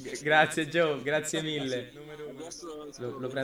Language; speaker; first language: Italian; native; Italian